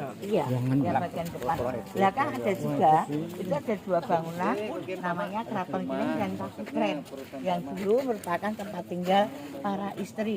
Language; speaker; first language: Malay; non-native, local second language; Javanese